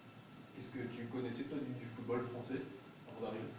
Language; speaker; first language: French; native; French